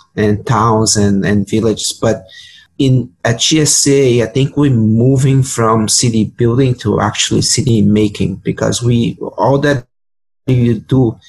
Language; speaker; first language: English; non-native, fluent; Portuguese